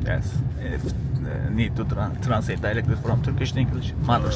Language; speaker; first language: English; non-native, learner; Turkish